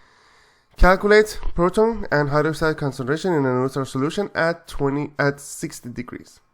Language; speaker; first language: English; non-native, fluent; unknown